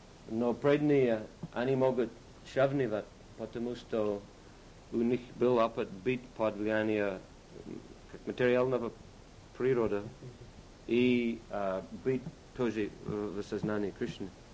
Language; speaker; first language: Russian; non-native, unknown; English